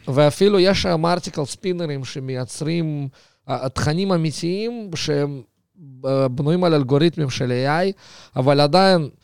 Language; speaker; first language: Hebrew; early bilingual, other home language; Russian